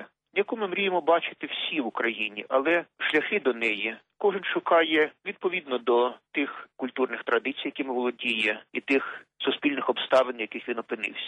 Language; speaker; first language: Ukrainian; native; Ukrainian